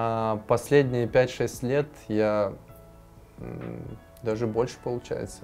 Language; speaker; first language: Russian; native; Russian